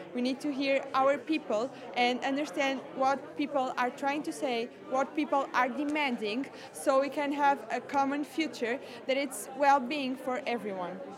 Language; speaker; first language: English; non-native, fluent; Portuguese